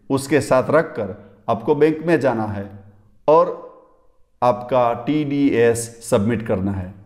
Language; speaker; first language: Hindi; non-native, local second language; Gujarati